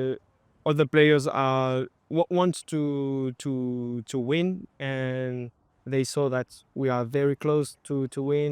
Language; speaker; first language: English; non-native, fluent; French